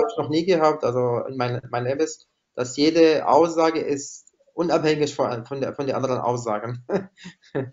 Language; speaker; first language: German; non-native, fluent; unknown